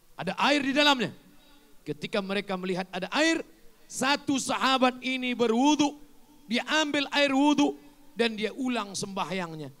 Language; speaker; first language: Malay; native; Malay